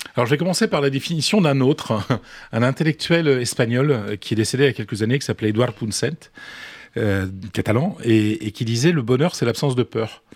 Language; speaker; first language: French; native; French